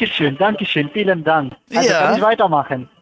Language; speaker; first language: German; non-native, fluent; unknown